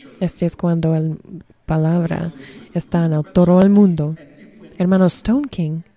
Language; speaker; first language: Spanish; non-native, learner; English